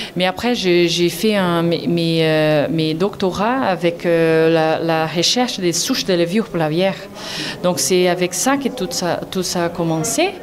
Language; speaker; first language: French; non-native, fluent; Portuguese